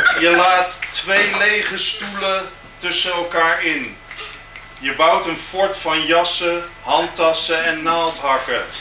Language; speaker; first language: Dutch; native; Dutch